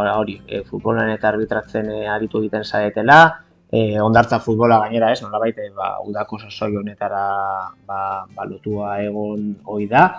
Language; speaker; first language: Basque; native; Basque